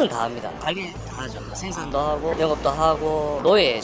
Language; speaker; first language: Korean; native; Korean